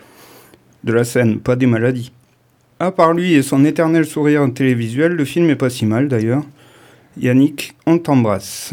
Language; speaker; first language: French; native; French